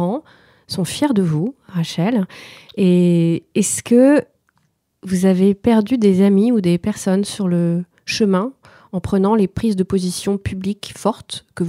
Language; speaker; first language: French; native; French